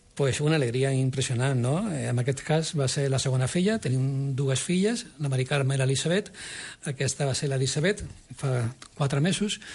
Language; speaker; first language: Catalan; non-native, local second language; Spanish